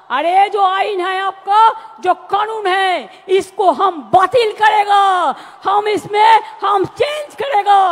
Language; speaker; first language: Hindi; non-native, local second language; Bangla